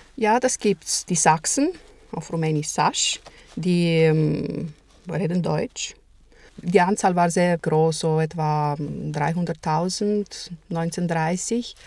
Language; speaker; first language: German; non-native, fluent; Romanian